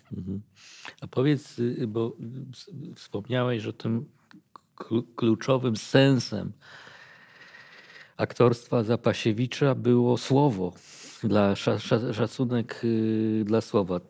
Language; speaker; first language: Polish; native; Polish